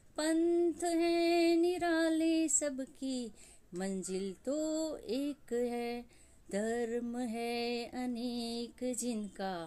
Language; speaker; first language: Hindi; non-native, local second language; Gujarati